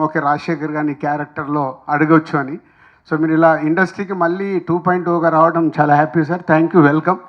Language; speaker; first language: Telugu; native; Telugu